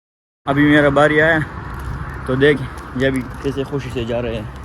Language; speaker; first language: Hindi; non-native, local second language; Pashto